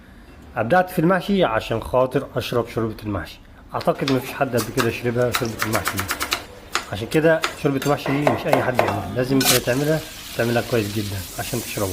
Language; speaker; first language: Arabic; native; Arabic